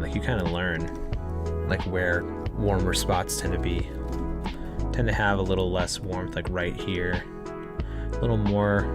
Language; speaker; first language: English; native; English